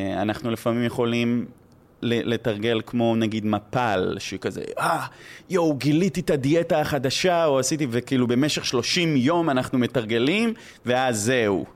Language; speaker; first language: Hebrew; native; Hebrew